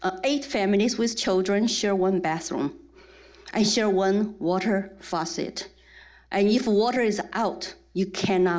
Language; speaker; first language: English; non-native, fluent; Chinese